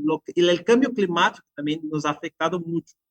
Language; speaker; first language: Spanish; non-native, fluent; Portuguese